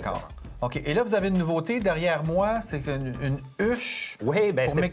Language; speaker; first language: French; native; French